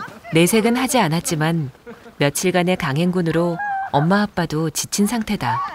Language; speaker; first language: Korean; native; Korean